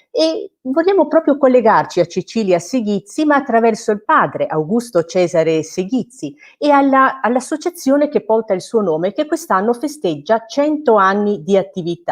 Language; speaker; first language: Italian; native; Italian